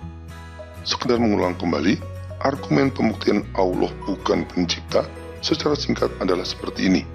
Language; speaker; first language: Indonesian; native; Indonesian